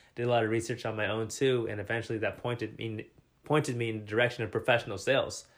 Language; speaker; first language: English; native; English